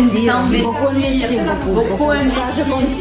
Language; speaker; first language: French; non-native, learner; Russian